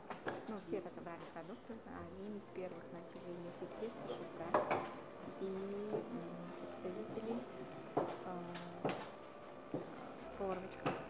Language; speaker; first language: Russian; non-native, local second language; Tuvinian